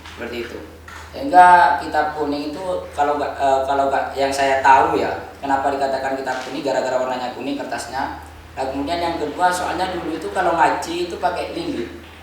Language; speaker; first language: Indonesian; non-native, local second language; Madurese